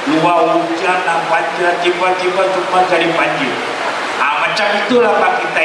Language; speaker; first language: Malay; non-native, local second language; Tamil